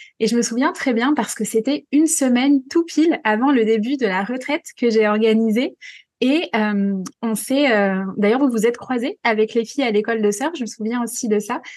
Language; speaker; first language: French; native; French